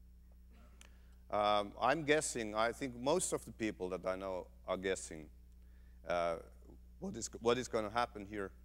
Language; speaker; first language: English; non-native, fluent; Finnish